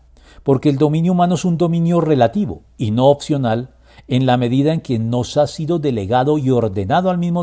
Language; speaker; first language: Spanish; native; Spanish